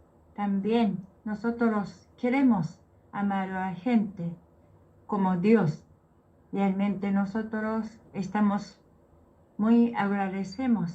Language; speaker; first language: Spanish; non-native, learner; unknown